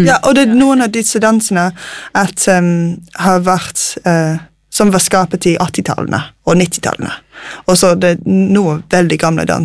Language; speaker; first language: Norwegian; non-native, fluent; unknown